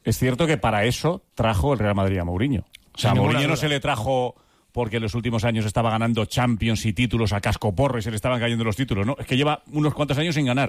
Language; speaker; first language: Spanish; native; Spanish